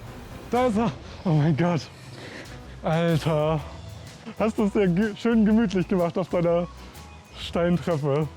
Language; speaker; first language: German; native; German